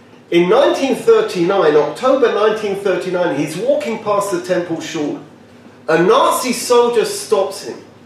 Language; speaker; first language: English; native; English